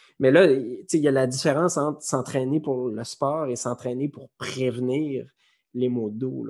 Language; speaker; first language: French; native; French